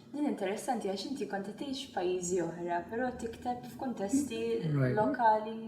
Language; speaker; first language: Maltese; native; Maltese